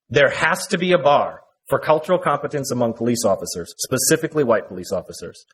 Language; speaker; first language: English; native; English